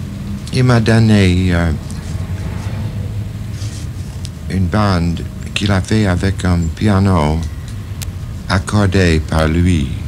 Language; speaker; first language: French; non-native, fluent; English